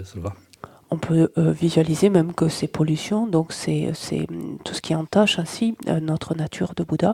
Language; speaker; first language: French; native; French